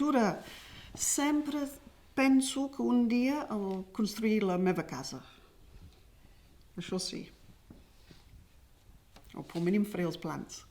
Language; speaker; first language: Catalan; non-native, fluent; English